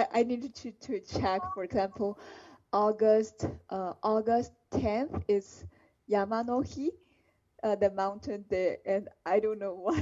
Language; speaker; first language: English; non-native, fluent; Chinese